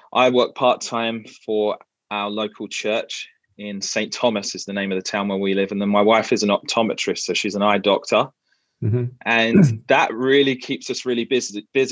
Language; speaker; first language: English; native; English